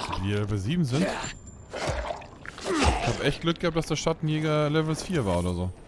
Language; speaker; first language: German; native; German